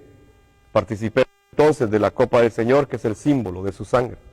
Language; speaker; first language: Spanish; native; Spanish